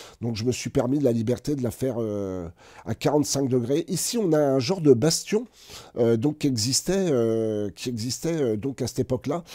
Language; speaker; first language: French; native; French